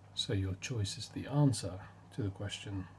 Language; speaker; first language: English; native; English